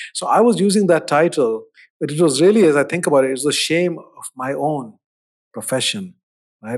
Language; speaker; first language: English; non-native, local second language; Hindi